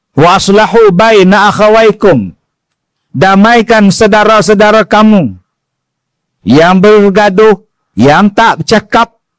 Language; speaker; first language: Malay; native; Malay